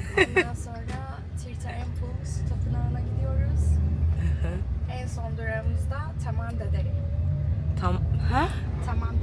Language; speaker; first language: Turkish; native; Turkish